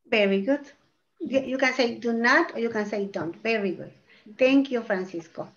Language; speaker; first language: English; non-native, fluent; Spanish